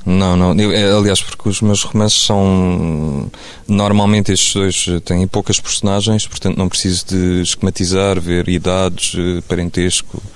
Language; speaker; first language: Portuguese; early bilingual, other home language; French